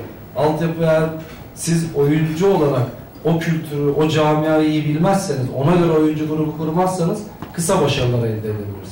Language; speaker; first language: Turkish; native; Turkish